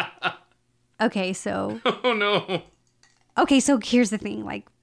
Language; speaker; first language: English; native; English